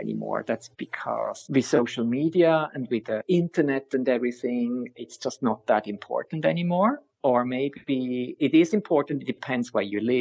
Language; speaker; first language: English; non-native, fluent; Swiss German